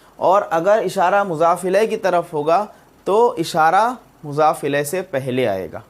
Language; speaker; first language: Urdu; native; Urdu